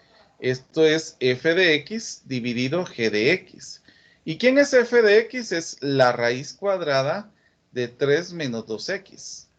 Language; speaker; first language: Spanish; native; Spanish